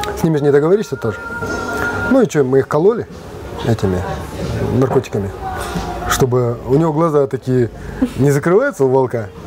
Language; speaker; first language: Russian; non-native, local second language; Kazakh